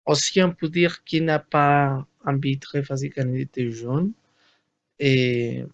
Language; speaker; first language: French; non-native, learner; Spanish